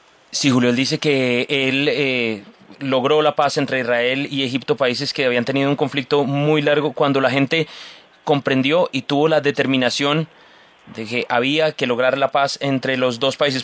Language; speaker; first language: Spanish; native; Spanish